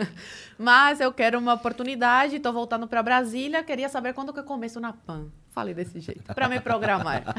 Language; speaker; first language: Portuguese; early bilingual, other home language; Spanish